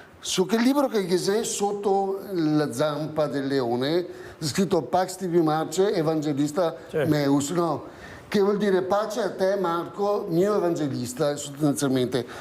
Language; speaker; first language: Italian; native; Italian